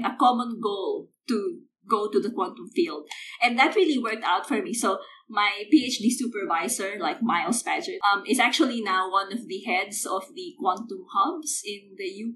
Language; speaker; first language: English; non-native, local second language; Filipino